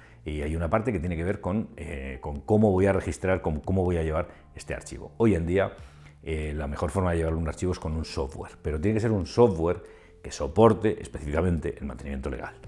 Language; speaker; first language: Spanish; native; Spanish